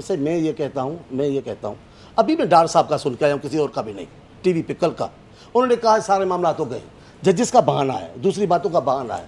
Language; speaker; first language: Urdu; non-native, local second language; Sindhi